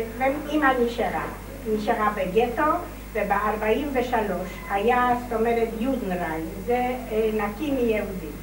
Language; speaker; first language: Hebrew; non-native, fluent; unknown